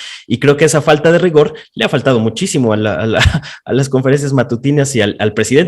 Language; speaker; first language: Spanish; native; Spanish